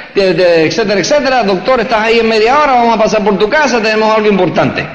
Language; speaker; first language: Spanish; early bilingual, heritage; Spanish